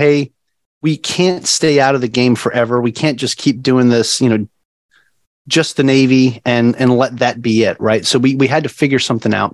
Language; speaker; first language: English; native; English